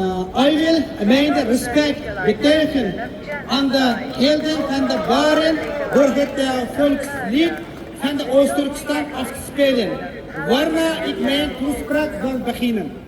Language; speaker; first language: Dutch; non-native, local second language; Uyghur